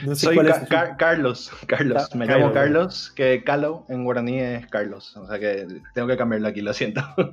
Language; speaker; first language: Spanish; native; Spanish